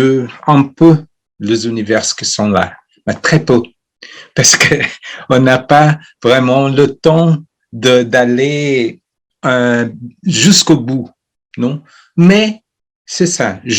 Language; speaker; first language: French; non-native, fluent; Portuguese